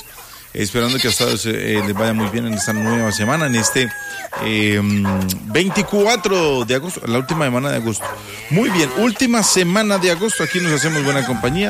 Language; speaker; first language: Spanish; native; Spanish